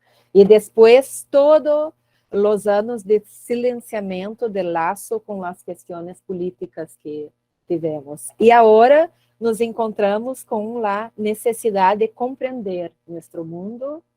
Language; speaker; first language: Spanish; non-native, learner; Portuguese